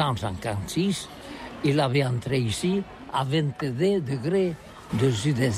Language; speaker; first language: French; non-native, learner; Catalan